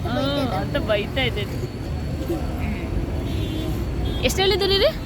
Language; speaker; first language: Kannada; native; Kannada